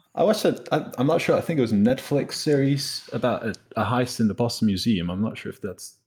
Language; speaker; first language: English; non-native, fluent; Dutch